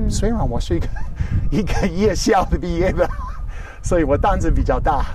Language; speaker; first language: Chinese; non-native, fluent; English